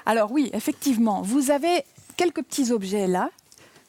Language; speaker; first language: French; native; French